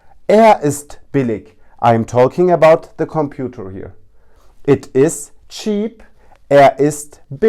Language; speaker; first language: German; non-native, fluent; Turkish